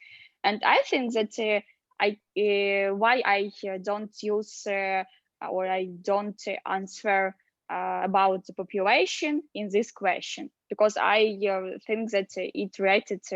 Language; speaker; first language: English; non-native, learner; Russian